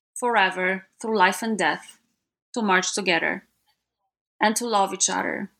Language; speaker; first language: English; non-native, fluent; Polish